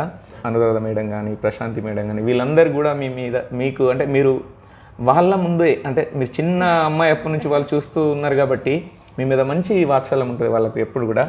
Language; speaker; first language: Telugu; native; Telugu